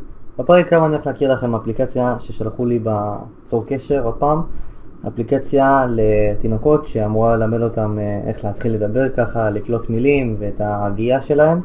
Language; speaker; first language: Hebrew; native; Hebrew